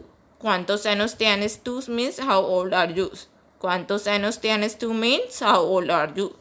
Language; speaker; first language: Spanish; non-native, learner; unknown